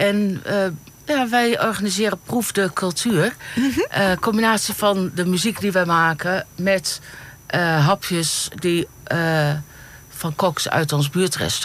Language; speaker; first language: Dutch; native; Dutch